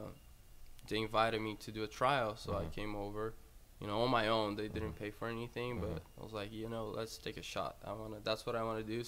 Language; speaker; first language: English; non-native, fluent; Portuguese